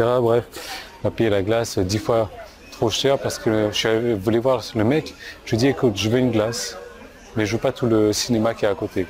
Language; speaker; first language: French; native; French